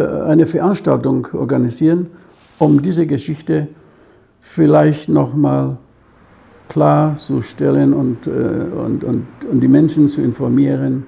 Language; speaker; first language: German; non-native, fluent; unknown